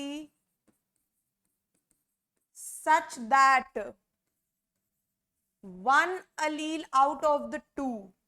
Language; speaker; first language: English; non-native, local second language; Hindi